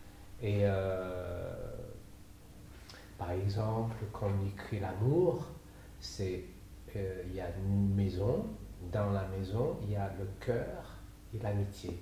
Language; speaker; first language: French; non-native, fluent; Chinese